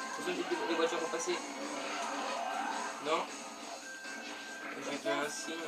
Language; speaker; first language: French; native; French